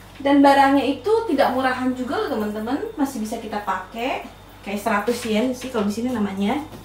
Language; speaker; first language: Indonesian; native; Indonesian